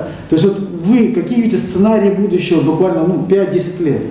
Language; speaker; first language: Russian; native; Russian